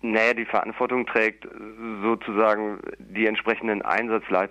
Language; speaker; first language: German; native; German